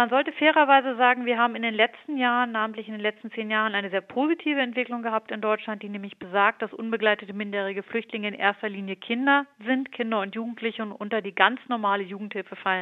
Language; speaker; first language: German; native; German